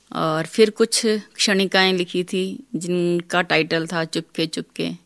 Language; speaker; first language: Hindi; non-native, local second language; Rajasthani